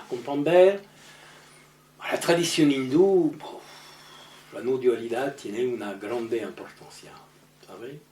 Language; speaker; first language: Spanish; non-native, learner; French